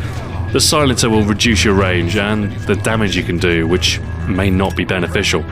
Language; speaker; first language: English; native; English